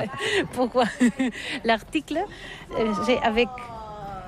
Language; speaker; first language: French; non-native, learner; Catalan